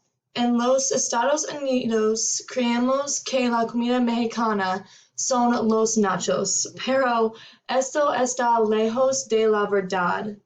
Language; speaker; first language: Spanish; non-native, learner; English